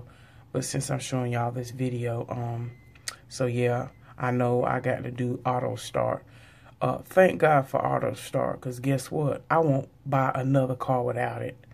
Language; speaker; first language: English; native; English